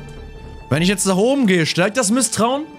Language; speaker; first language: German; native; German